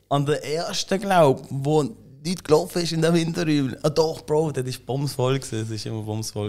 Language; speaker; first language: German; native; German